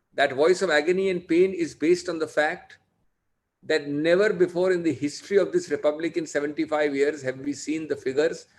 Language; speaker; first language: English; non-native, local second language; Hindi